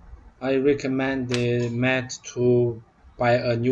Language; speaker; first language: English; non-native, learner; Vietnamese